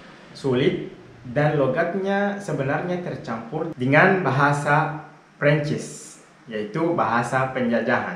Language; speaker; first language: Indonesian; non-native, fluent; Arabic